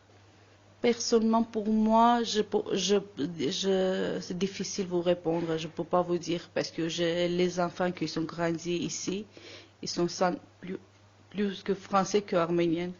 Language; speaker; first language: French; non-native, learner; Armenian